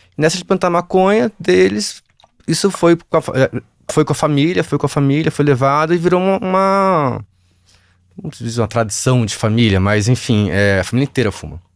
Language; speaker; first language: Portuguese; native; Portuguese